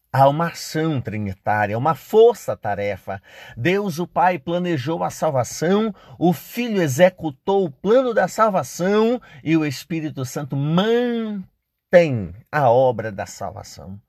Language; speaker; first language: Portuguese; native; Portuguese